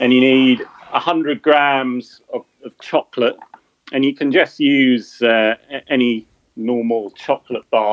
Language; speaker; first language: English; native; English